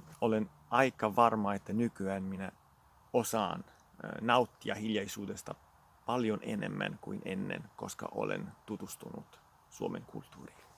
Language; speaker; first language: Finnish; non-native, fluent; Italian